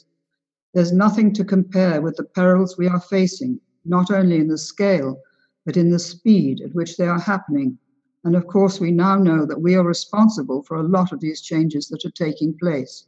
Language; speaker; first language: English; native; English